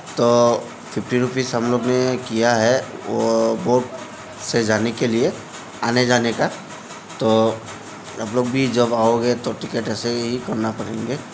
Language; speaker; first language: Hindi; non-native, local second language; Assamese